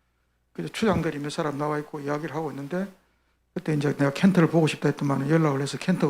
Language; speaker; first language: Korean; native; Korean